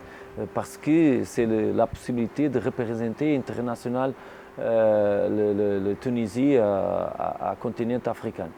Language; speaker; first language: French; non-native, learner; Portuguese